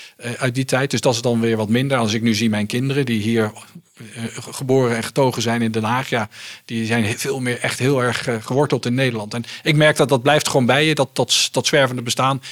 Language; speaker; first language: Dutch; early bilingual, heritage; Dutch